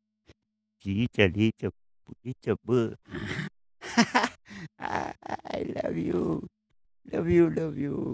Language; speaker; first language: English; non-native, learner; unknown